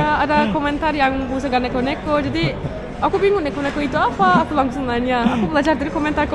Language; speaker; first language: Indonesian; non-native, fluent; Turkish